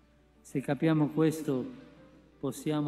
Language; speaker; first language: Italian; non-native, fluent; Spanish